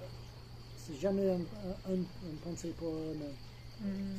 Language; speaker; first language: French; non-native, fluent; English